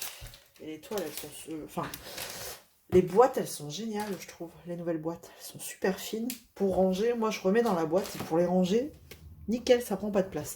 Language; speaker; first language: French; native; French